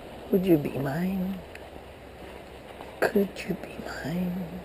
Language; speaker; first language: English; early bilingual, other home language; Spanish